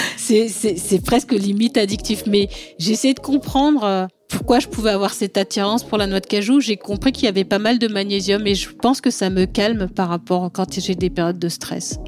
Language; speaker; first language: French; early bilingual, other home language; Bambara